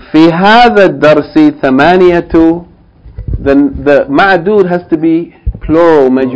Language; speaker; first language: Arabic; non-native, fluent; English